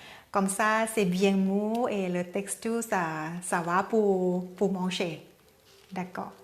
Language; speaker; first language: French; non-native, learner; Thai